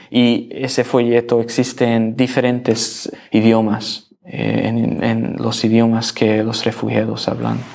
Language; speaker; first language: Spanish; non-native, learner; Hungarian